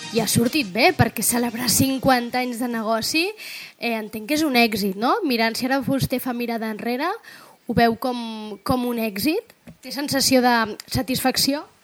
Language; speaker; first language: Catalan; native; Catalan